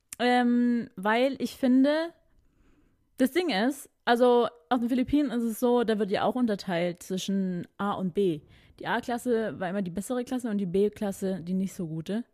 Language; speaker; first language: German; early bilingual, other home language; Filipino